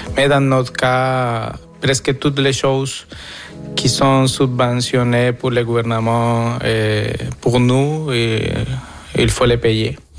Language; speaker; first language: French; non-native, fluent; Spanish